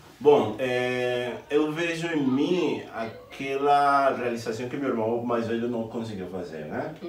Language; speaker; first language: Portuguese; non-native, fluent; Spanish